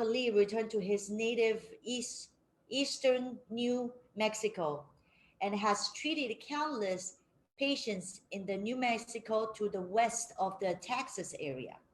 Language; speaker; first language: English; non-native, fluent; Chinese